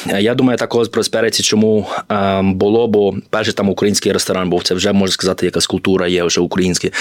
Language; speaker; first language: Ukrainian; early bilingual, heritage; Ukrainian